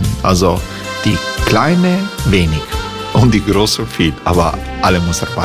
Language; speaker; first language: German; non-native, learner; Croatian